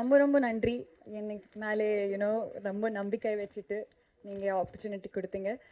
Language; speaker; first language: Tamil; non-native, learner; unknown